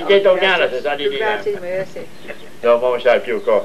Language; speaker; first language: French; native; French